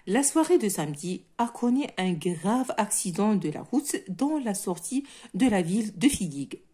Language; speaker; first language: French; non-native, local second language; Arabic